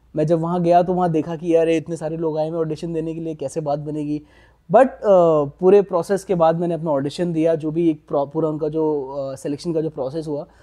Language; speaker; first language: Hindi; native; Hindi